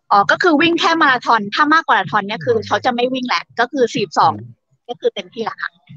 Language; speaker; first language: Thai; native; Thai